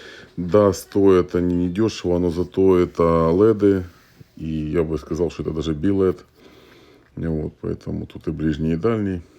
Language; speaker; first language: Russian; native; Russian